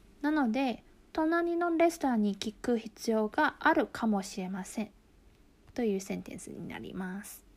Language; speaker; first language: Japanese; non-native, local second language; Chinese